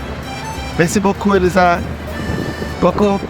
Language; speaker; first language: French; non-native, learner; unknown